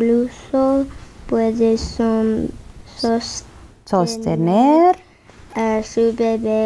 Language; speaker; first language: Spanish; early bilingual, heritage; Spanish